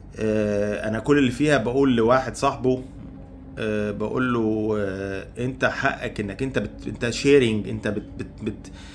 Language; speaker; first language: Arabic; native; Arabic